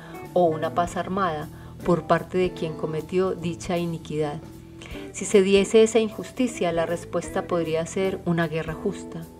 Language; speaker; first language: Spanish; native; Spanish